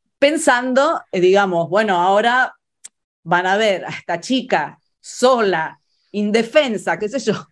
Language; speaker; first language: Spanish; early bilingual, other home language; Italian